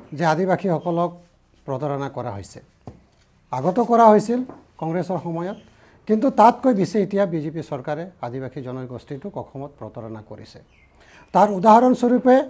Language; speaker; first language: Assamese; non-native, local second language; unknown